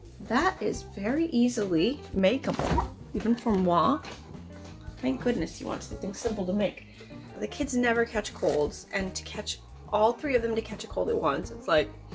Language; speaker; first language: English; early bilingual, other home language; Japanese